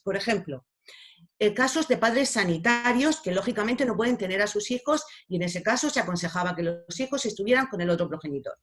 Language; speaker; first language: Spanish; native; Spanish